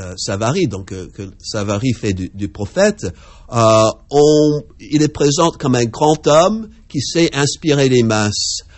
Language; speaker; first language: French; non-native, fluent; English